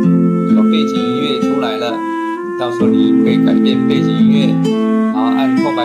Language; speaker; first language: Chinese; native; Chinese